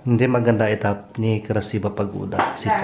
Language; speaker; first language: Russian; non-native, learner; Filipino